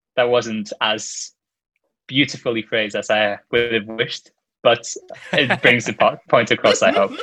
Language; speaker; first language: English; non-native, fluent; Luxembourgish